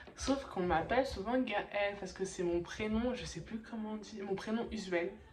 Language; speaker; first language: French; early bilingual, other home language; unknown